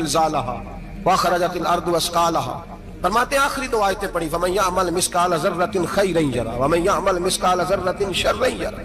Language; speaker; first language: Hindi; non-native, local second language; Punjabi